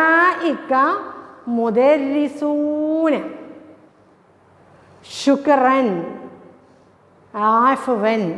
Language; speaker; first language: Arabic; non-native, fluent; Malayalam